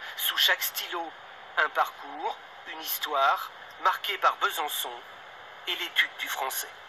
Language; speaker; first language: French; native; French